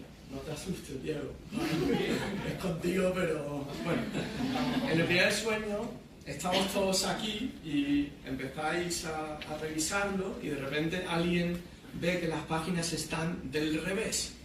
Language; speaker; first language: Spanish; native; Spanish